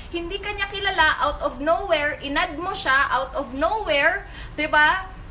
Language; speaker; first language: Filipino; non-native, local second language; Cebuano